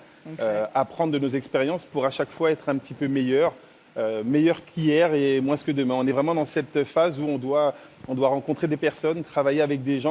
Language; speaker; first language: French; native; French